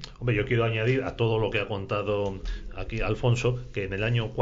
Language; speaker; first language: Spanish; native; Spanish